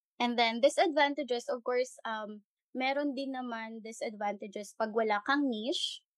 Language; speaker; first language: Filipino; non-native, local second language; Hiligaynon